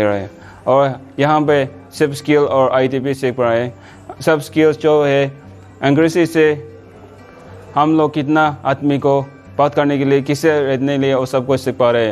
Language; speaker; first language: Hindi; non-native, local second language; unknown